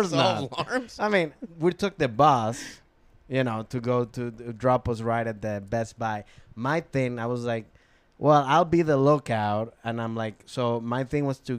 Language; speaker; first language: English; non-native, fluent; Spanish